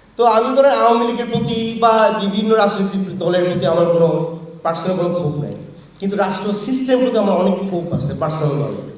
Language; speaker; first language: Bangla; non-native, local second language; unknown